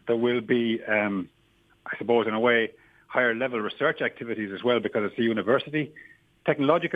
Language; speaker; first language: English; native; English